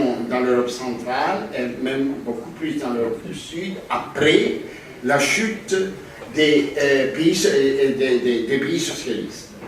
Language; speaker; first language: French; non-native, fluent; Greek